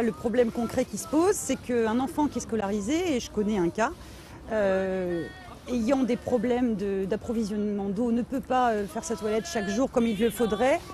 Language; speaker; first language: French; native; French